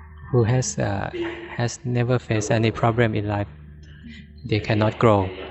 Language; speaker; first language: English; non-native, fluent; Thai